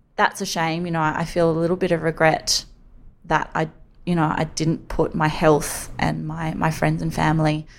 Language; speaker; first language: English; native; English